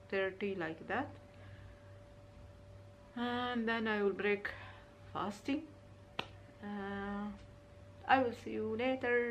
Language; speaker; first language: English; non-native, learner; Urdu